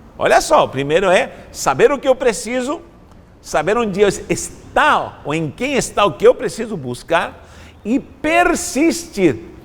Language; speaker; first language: Portuguese; non-native, fluent; Spanish